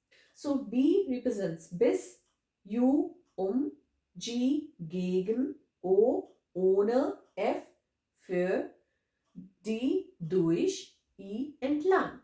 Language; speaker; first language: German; non-native, fluent; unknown